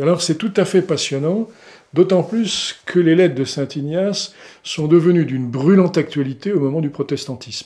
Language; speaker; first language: French; native; French